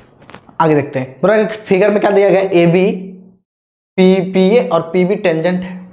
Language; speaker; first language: Hindi; native; Hindi